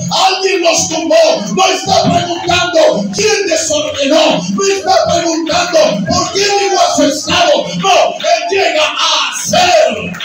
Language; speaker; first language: Spanish; native; Spanish